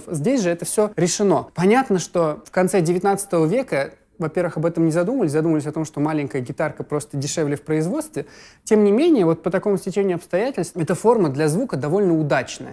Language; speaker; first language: Russian; native; Russian